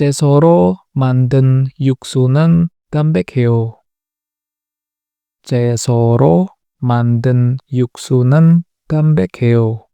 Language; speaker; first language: Korean; non-native, fluent; Indonesian